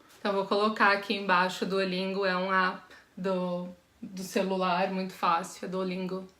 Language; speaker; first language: Portuguese; native; Portuguese